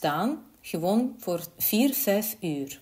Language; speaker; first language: Dutch; non-native, learner; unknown